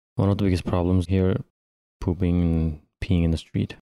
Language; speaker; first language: English; non-native, fluent; Turkish